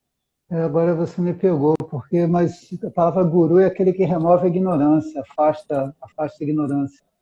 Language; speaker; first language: Portuguese; native; Portuguese